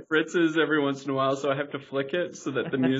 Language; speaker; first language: English; native; English